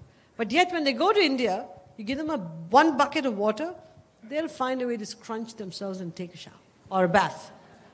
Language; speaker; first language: English; non-native, local second language; Tamil